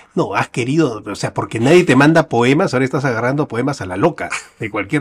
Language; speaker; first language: Spanish; native; Spanish